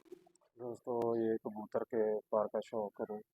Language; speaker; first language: Hindi; non-native, local second language; Punjabi